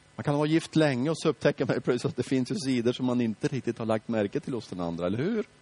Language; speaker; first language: Swedish; native; Swedish